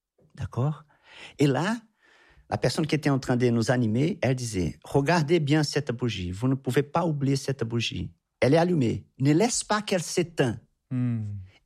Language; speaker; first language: French; non-native, fluent; Portuguese